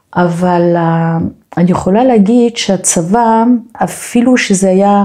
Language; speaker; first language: Hebrew; non-native, fluent; French